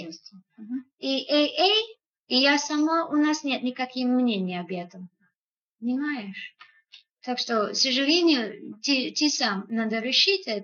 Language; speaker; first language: Russian; non-native, fluent; English